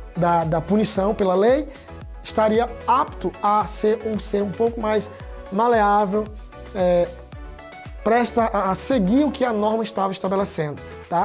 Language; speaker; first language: Portuguese; native; Portuguese